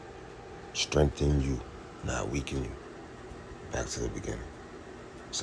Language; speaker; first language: English; native; English